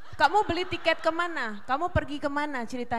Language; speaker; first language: Indonesian; native; Indonesian